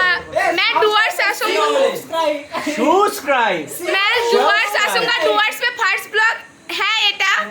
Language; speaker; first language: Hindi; non-native, local second language; Bangla